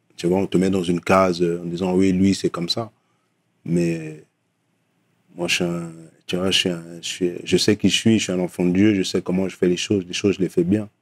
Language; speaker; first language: French; early bilingual, other home language; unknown